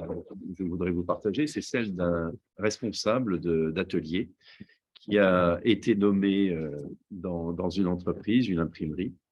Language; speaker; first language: French; native; French